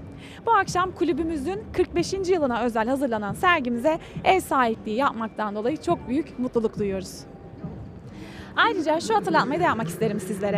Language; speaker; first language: Turkish; native; Turkish